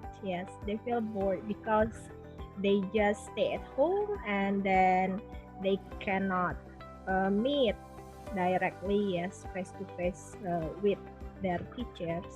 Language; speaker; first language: English; non-native, local second language; Indonesian